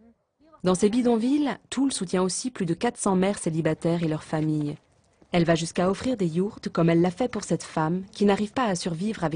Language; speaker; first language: French; native; French